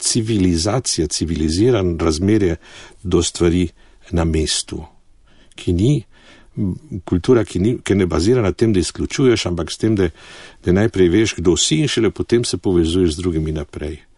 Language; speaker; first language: Slovenian; early bilingual, heritage; Slovenian